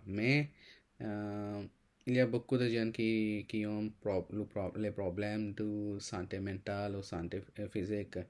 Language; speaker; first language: French; non-native, learner; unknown